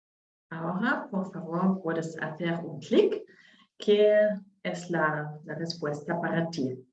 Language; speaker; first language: Spanish; non-native, learner; German